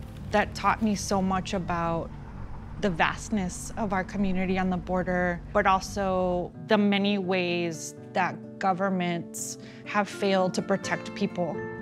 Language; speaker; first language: English; early bilingual, other home language; Spanish